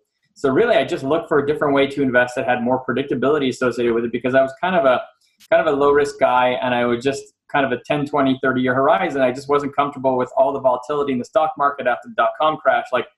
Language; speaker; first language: English; native; English